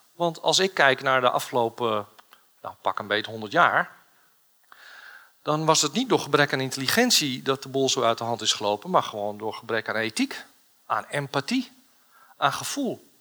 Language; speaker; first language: Dutch; native; Dutch